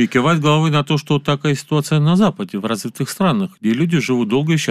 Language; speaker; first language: Russian; native; Russian